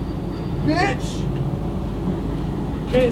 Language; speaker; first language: English; native; English